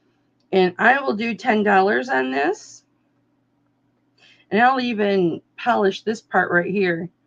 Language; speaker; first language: English; native; English